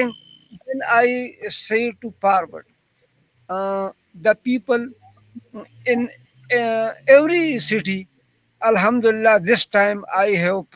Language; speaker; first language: English; non-native, learner; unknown